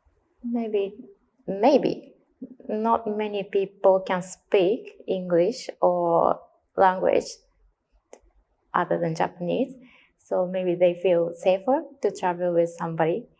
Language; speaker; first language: English; non-native, learner; Japanese